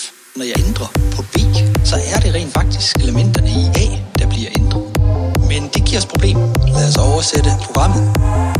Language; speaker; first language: Danish; native; Danish